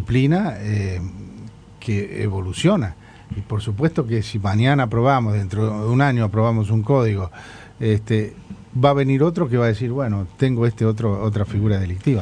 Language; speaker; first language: Spanish; native; Spanish